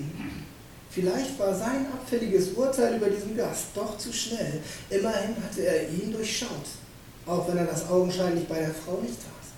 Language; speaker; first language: German; native; German